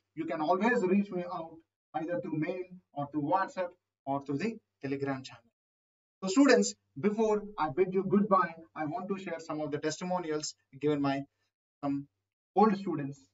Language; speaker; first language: English; non-native, local second language; Telugu